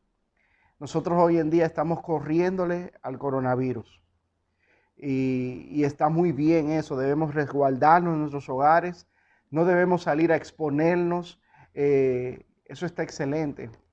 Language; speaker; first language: Spanish; native; Spanish